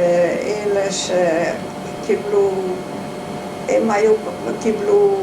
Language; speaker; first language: Hebrew; non-native, fluent; Hungarian